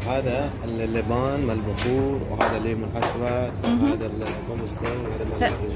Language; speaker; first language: Arabic; non-native, learner; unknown